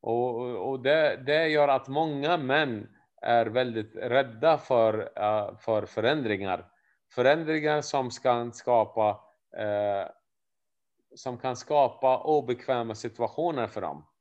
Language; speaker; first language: Swedish; non-native, fluent; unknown